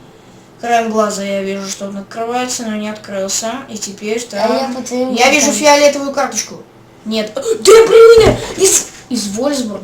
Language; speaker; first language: Russian; native; Russian